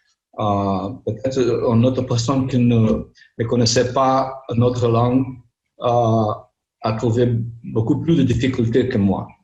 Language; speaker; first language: French; non-native, learner; Portuguese